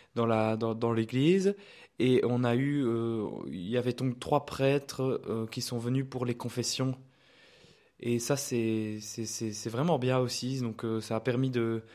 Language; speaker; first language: French; native; French